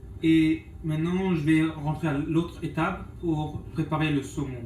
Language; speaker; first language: French; non-native, local second language; English